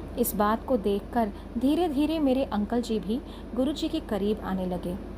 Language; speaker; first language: Hindi; native; Hindi